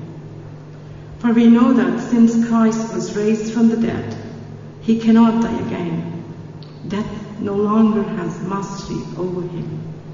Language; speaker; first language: English; non-native, local second language; Telugu